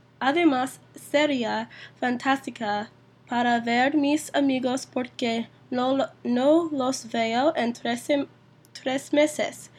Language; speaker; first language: Spanish; non-native, learner; English